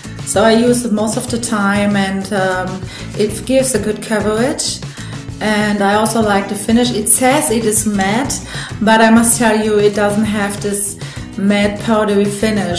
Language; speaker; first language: English; non-native, fluent; German